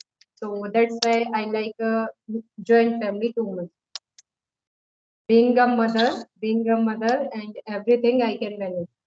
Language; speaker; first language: English; non-native, local second language; Hindi